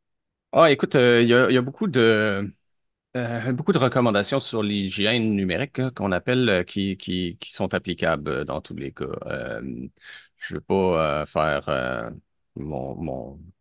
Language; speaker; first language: French; native; French